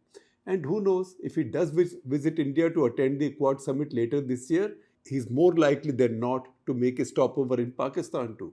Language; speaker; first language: English; non-native, local second language; Hindi